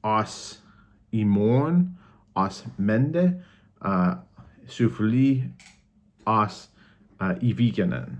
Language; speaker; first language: Danish; non-native, learner; English